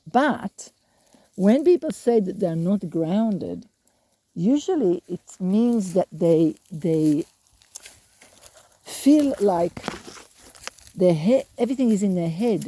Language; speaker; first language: English; native; English